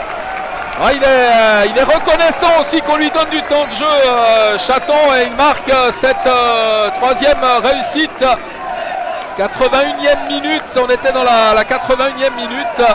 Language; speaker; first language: French; native; French